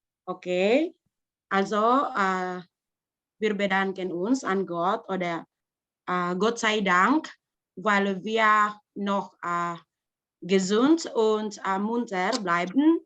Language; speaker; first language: German; non-native, learner; Indonesian